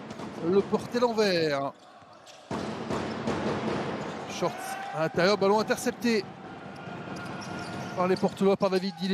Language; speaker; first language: French; native; French